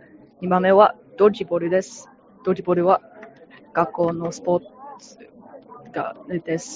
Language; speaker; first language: Japanese; non-native, learner; English